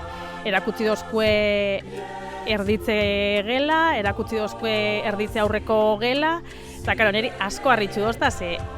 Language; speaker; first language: Basque; native; Basque